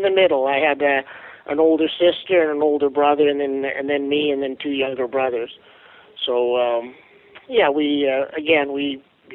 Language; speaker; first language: English; native; English